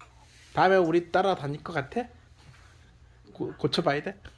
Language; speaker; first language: Korean; native; Korean